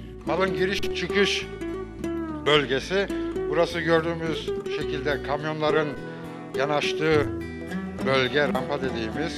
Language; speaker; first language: Turkish; native; Turkish